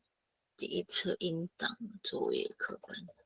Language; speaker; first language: Chinese; non-native, fluent; Filipino